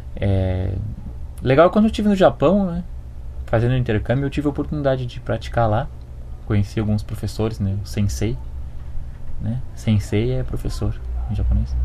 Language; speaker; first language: Portuguese; native; Portuguese